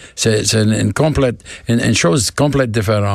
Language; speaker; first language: French; non-native, learner; English